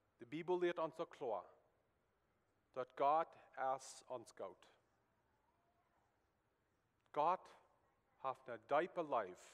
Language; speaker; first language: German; non-native, learner; Plautdietsch